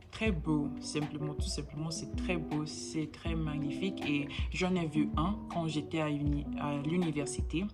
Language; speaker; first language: French; non-native, learner; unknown